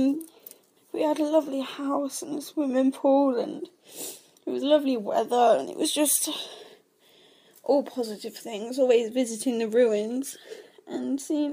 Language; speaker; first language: English; non-native, fluent; Arabic